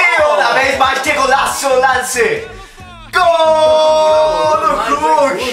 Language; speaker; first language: Portuguese; non-native, learner; Spanish